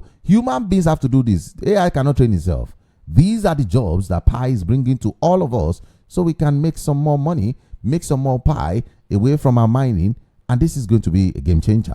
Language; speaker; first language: English; non-native, local second language; Yoruba